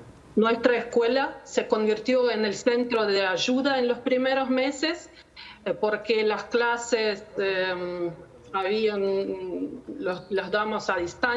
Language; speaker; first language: Spanish; non-native, learner; Ukrainian